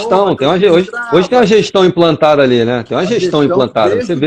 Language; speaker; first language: Portuguese; native; Portuguese